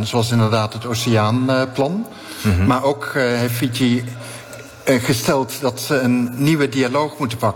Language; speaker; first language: Dutch; native; Dutch